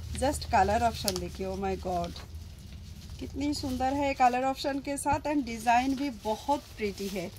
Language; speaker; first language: Hindi; non-native, local second language; Bangla